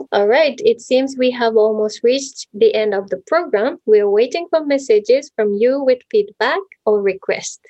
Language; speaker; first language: English; non-native, fluent; Japanese